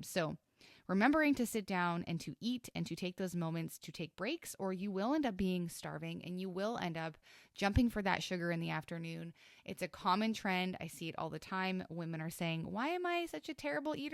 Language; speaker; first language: English; native; English